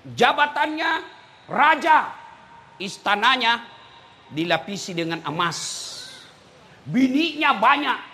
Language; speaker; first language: Indonesian; non-native, local second language; Buginese